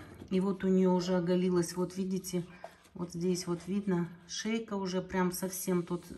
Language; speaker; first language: Russian; native; Russian